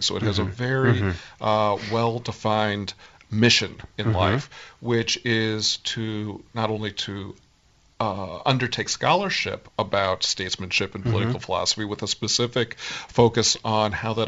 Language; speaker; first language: English; native; English